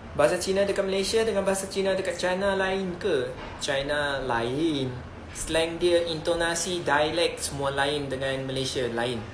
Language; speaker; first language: Malay; non-native, local second language; Chinese